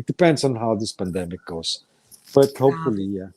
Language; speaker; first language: English; non-native, local second language; Filipino